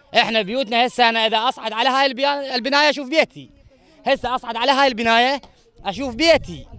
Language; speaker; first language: Arabic; native; Arabic